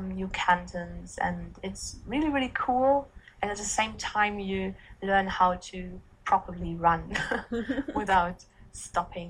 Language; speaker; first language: English; non-native, fluent; German